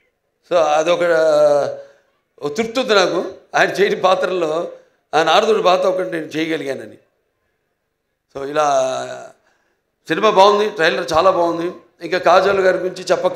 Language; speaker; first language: Telugu; native; Telugu